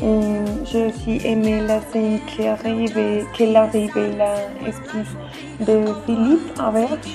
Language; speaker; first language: French; non-native, learner; Spanish